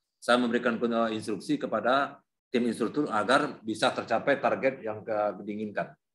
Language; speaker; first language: Indonesian; native; Indonesian